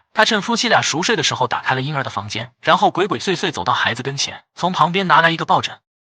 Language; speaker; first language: Chinese; native; Chinese